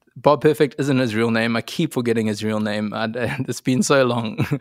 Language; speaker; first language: English; native; English